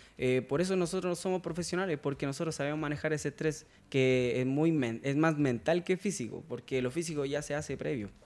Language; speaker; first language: Spanish; native; Spanish